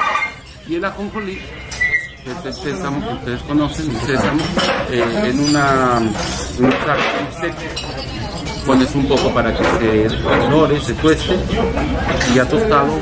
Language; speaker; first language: Spanish; native; Spanish